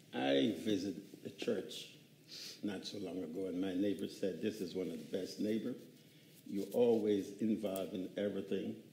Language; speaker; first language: English; native; English